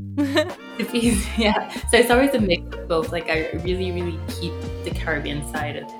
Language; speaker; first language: English; early bilingual, other home language; Haitian Creole